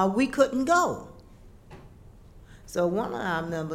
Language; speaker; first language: English; native; English